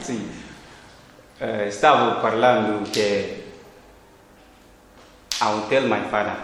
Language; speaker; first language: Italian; non-native, learner; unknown